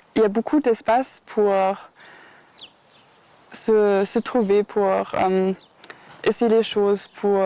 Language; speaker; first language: French; non-native, fluent; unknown